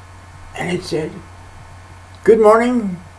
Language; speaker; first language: English; native; English